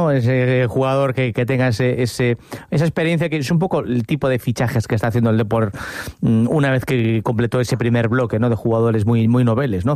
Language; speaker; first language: Spanish; native; Spanish